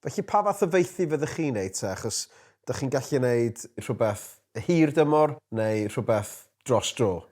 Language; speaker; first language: Welsh; native; Welsh